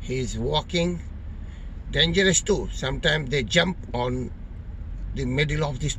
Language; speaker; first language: English; non-native, fluent; Urdu